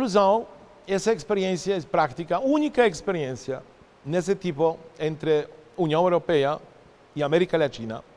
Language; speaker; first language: Portuguese; non-native, fluent; Polish